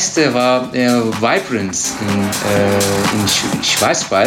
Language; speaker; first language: German; non-native, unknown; Turkish